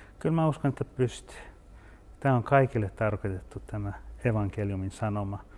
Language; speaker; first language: Finnish; early bilingual, heritage; Finnish